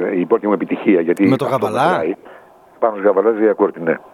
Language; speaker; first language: Greek; native; Greek